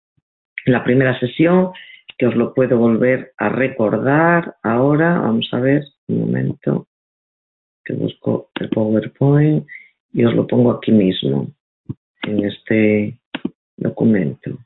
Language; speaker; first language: Spanish; native; Spanish